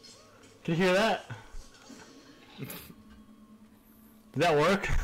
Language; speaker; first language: English; native; English